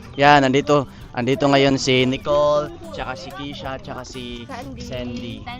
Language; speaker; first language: Filipino; non-native, local second language; Cebuano